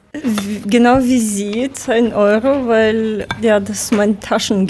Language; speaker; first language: German; non-native, learner; Ukrainian